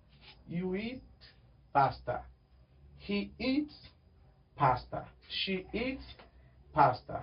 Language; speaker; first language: English; non-native, fluent; Spanish